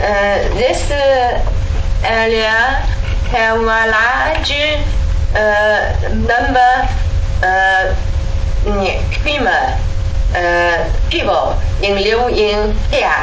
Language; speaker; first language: English; non-native, learner; Chinese